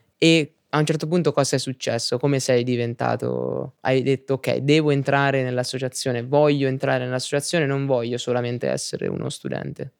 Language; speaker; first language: Italian; native; Italian